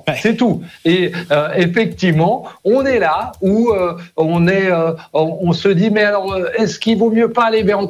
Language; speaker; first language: French; native; French